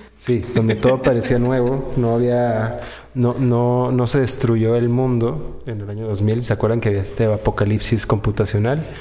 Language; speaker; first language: Spanish; native; Spanish